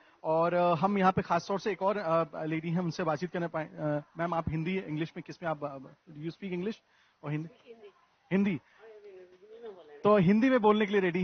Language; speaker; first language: Hindi; native; Hindi